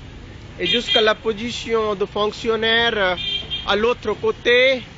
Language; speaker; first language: French; non-native, learner; Hindi